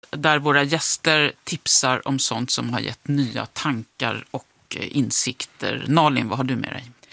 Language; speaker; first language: Swedish; native; Swedish